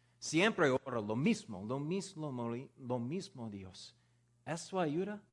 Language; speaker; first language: Spanish; non-native, learner; English